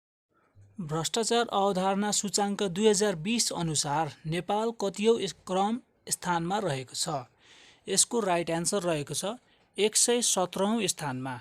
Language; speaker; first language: Nepali; native; Nepali